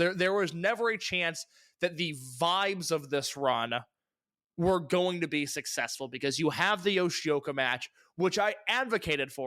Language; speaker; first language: English; native; English